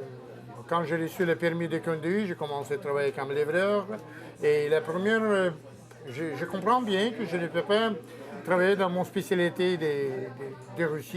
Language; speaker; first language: French; non-native, learner; Russian